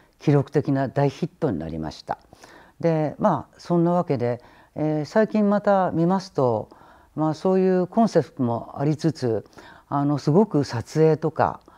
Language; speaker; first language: Japanese; native; Japanese